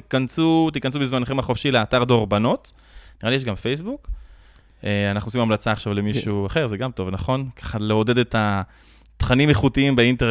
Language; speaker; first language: Hebrew; native; Hebrew